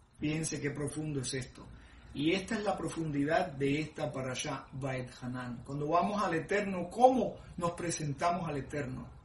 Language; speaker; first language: Spanish; native; Spanish